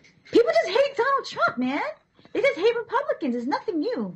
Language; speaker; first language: English; native; English